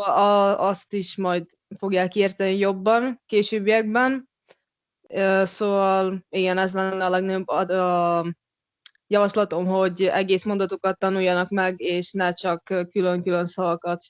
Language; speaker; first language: Hungarian; non-native, local second language; Russian